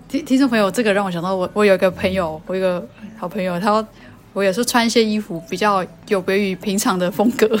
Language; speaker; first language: Chinese; native; Chinese